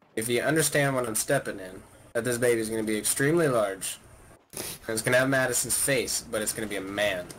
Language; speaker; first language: English; native; English